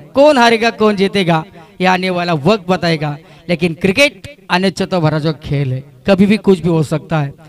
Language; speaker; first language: Hindi; non-native, local second language; Marathi